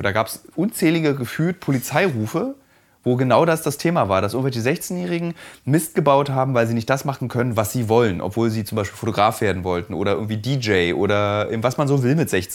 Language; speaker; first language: German; native; German